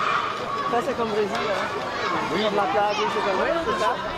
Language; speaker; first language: French; non-native, learner; Portuguese